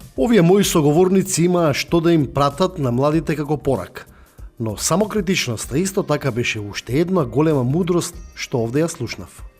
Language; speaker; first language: Macedonian; native; Macedonian